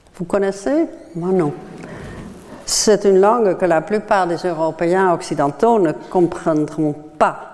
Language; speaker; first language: French; non-native, fluent; Dutch